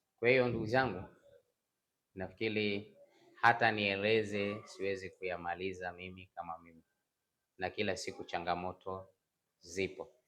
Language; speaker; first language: Swahili; non-native, local second language; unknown